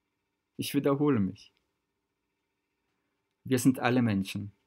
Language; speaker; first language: German; non-native, fluent; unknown